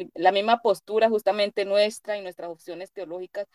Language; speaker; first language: Spanish; native; Spanish